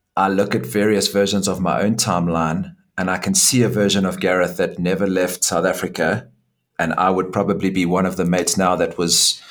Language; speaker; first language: English; native; English